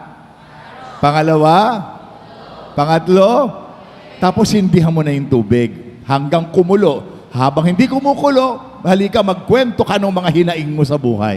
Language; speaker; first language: Filipino; native; Filipino